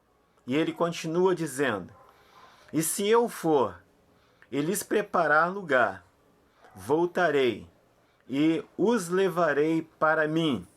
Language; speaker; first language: Portuguese; native; Portuguese